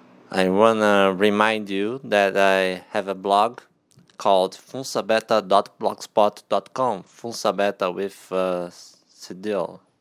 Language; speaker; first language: English; non-native, learner; Portuguese